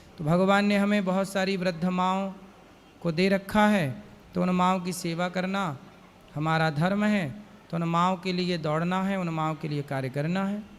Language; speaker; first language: Hindi; native; Hindi